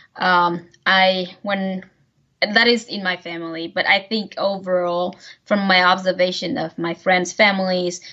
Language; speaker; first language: English; non-native, fluent; Vietnamese